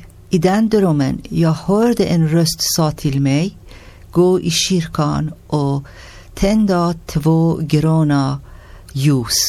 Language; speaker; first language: Swedish; non-native, learner; Persian